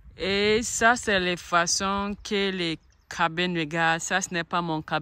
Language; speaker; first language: French; non-native, learner; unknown